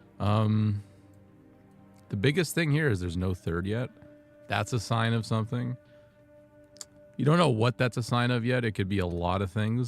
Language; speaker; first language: English; native; English